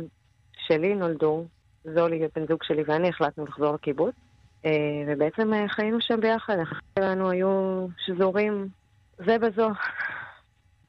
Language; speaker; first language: Hebrew; native; Hebrew